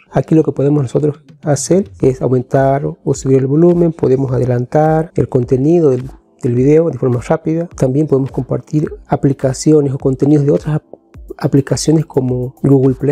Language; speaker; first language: Spanish; native; Spanish